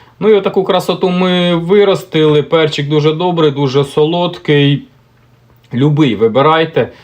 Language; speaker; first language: Ukrainian; native; Ukrainian